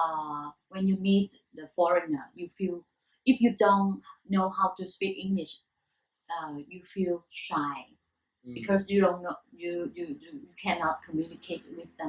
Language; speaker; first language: English; non-native, learner; Vietnamese